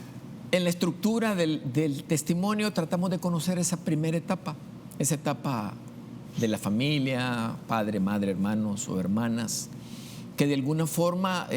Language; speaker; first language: Spanish; native; Spanish